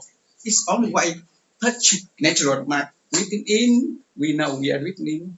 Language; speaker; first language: English; non-native, learner; Vietnamese